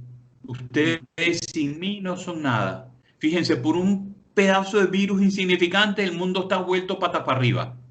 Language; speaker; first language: Spanish; native; Spanish